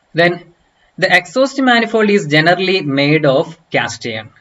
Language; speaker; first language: English; non-native, local second language; Malayalam